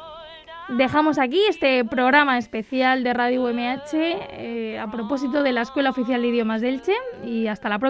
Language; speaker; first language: Spanish; native; Spanish